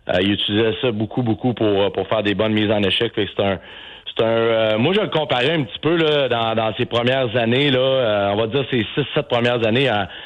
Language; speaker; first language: French; native; French